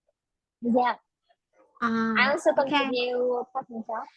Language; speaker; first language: English; non-native, learner; Vietnamese